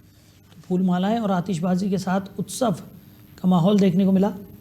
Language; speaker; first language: Hindi; native; Hindi